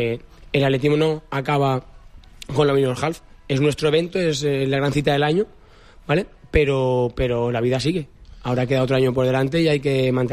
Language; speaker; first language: Spanish; native; Spanish